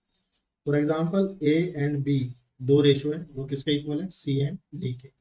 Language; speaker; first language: Hindi; native; Hindi